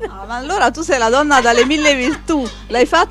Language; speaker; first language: Italian; native; Italian